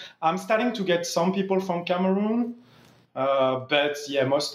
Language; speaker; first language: English; non-native, fluent; French